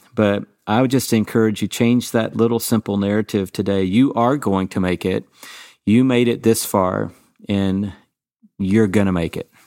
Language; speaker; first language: English; native; English